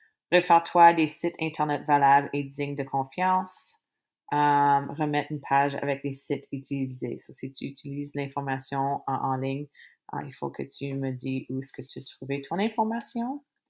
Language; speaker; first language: French; native; French